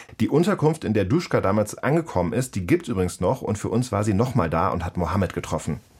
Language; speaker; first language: German; native; German